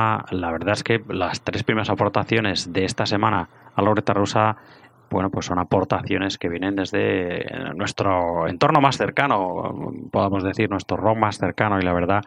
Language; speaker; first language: Spanish; native; Spanish